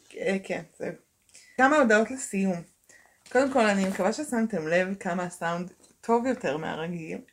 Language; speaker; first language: Hebrew; early bilingual, other home language; Russian